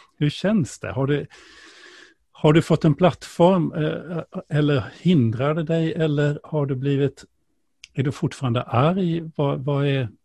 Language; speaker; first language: Swedish; native; Swedish